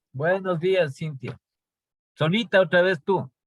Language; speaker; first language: Spanish; native; Spanish